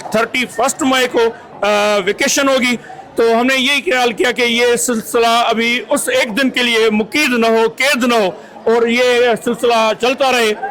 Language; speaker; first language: Urdu; non-native, local second language; Sindhi